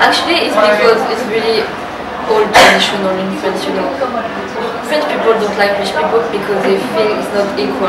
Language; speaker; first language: English; non-native, learner; French